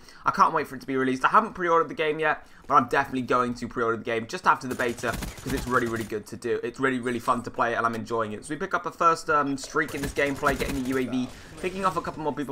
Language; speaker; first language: English; native; English